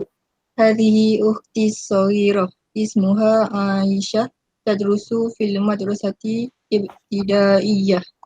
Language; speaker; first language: Arabic; non-native, learner; Malay